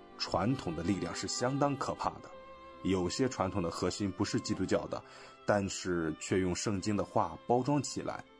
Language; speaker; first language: Chinese; non-native, fluent; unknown